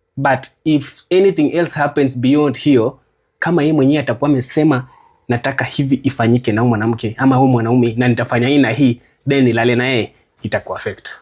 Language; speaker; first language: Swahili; native; Swahili